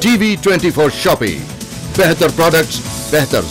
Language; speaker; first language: Telugu; native; Telugu